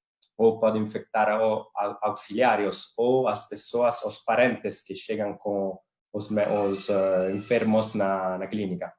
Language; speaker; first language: Portuguese; non-native, fluent; Italian